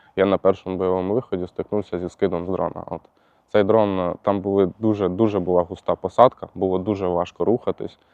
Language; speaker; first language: Ukrainian; native; Ukrainian